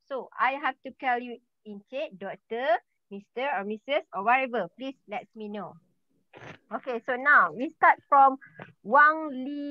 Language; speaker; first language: English; non-native, learner; Malay